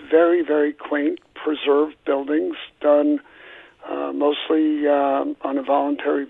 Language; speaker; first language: English; native; English